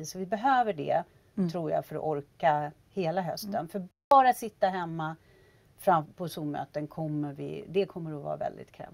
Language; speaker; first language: Swedish; native; Swedish